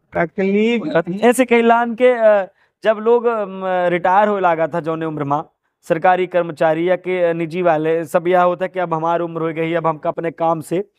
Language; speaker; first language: Hindi; native; Hindi